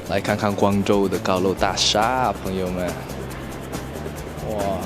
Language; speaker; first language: Chinese; non-native, fluent; Indonesian